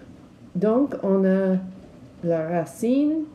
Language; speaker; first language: French; non-native, learner; English